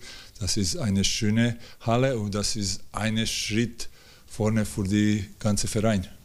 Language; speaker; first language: German; non-native, learner; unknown